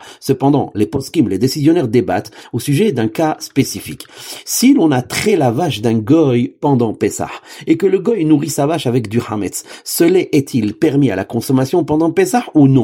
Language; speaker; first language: French; native; French